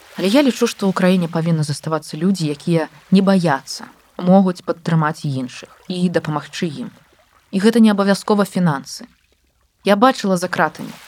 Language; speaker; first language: Belarusian; native; Belarusian